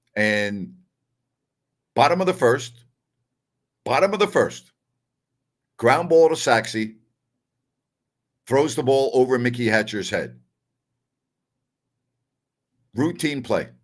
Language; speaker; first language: English; native; English